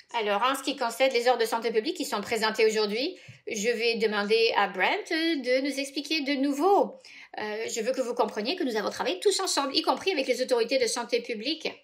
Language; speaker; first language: French; native; French